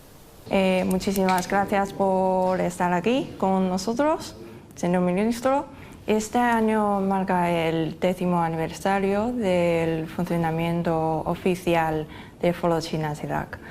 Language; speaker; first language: Spanish; non-native, fluent; Chinese